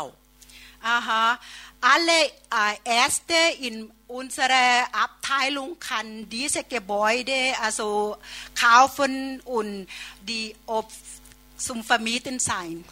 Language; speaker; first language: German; non-native, learner; Thai